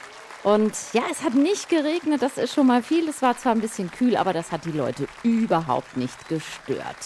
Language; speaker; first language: German; native; German